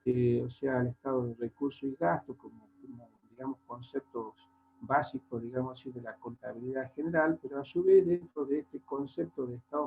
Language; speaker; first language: Spanish; native; Spanish